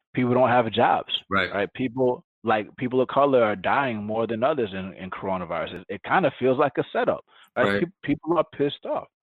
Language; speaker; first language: English; early bilingual, other home language; Spanish